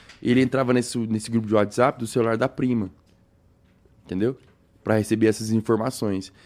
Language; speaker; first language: Portuguese; native; Portuguese